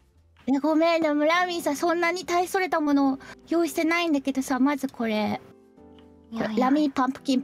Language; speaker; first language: Japanese; native; Japanese